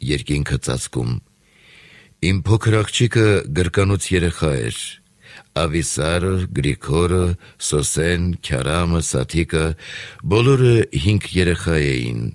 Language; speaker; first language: Armenian; native; Armenian